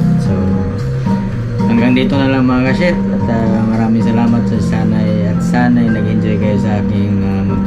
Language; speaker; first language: Filipino; non-native, local second language; Hiligaynon